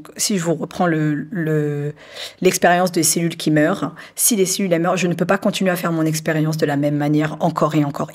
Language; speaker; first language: French; early bilingual, other home language; Arabic